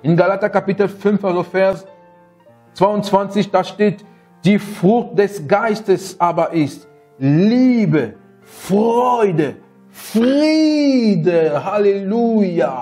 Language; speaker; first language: German; non-native, fluent; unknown